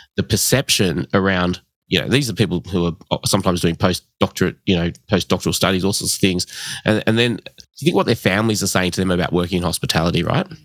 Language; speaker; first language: English; early bilingual, other home language; Hindi